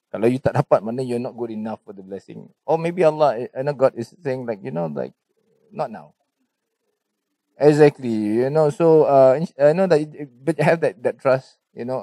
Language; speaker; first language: English; non-native, local second language; Malay